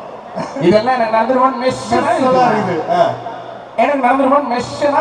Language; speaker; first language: Tamil; native; Tamil